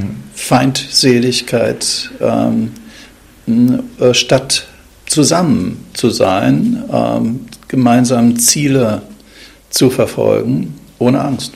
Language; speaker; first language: German; native; German